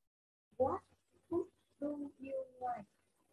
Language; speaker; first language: English; non-native, learner; Vietnamese